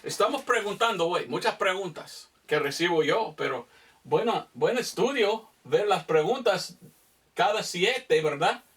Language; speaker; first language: Spanish; non-native, fluent; English